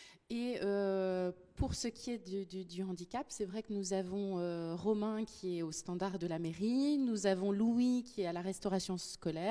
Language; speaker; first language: French; native; French